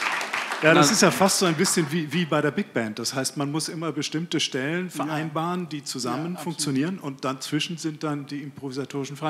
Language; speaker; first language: German; native; German